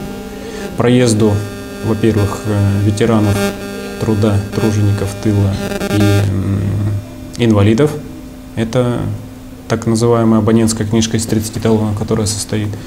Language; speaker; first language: Russian; native; Russian